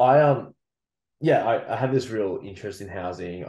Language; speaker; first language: English; native; English